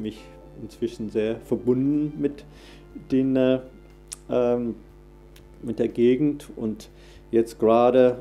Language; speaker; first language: German; non-native, fluent; English